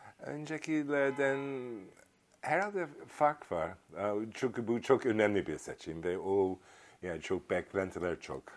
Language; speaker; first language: Turkish; non-native, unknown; English